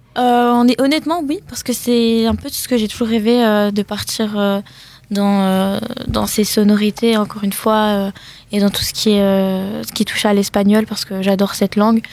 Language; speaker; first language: French; native; French